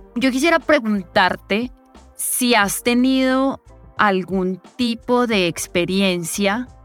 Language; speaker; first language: Spanish; native; Spanish